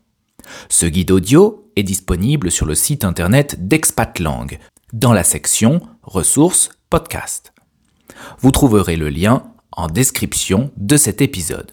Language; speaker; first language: French; native; French